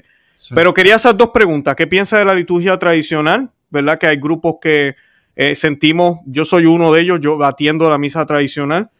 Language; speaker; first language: Spanish; native; Spanish